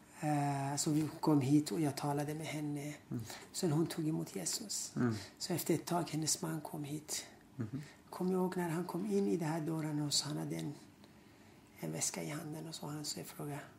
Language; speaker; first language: Swedish; non-native, fluent; Persian